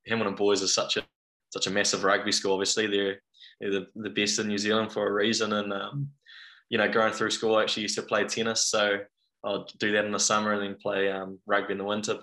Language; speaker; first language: English; native; English